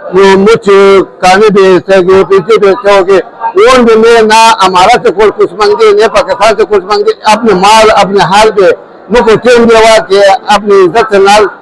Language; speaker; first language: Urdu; non-native, learner; Pashto